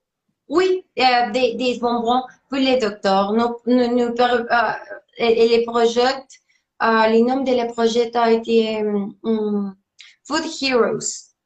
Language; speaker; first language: French; non-native, learner; Spanish